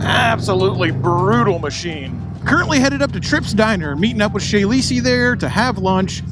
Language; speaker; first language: English; native; English